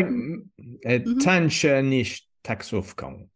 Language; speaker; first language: Polish; non-native, learner; English